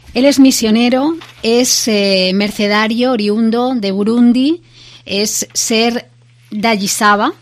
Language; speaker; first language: Spanish; native; Spanish